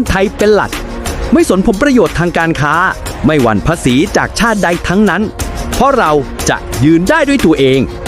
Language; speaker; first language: Thai; native; Thai